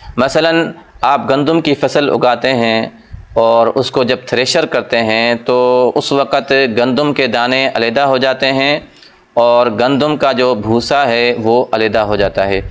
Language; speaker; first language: Urdu; non-native, local second language; Sindhi